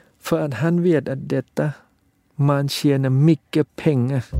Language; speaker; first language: Swedish; non-native, learner; Thai